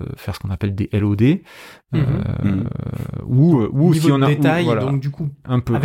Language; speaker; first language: French; native; French